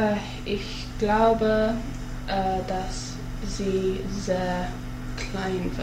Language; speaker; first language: German; non-native, learner; English